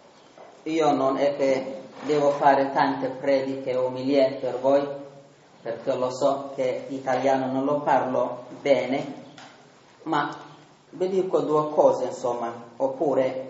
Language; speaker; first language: Italian; non-native, learner; Tigrinya